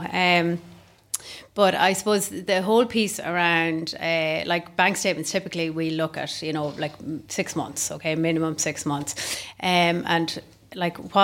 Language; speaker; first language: English; native; English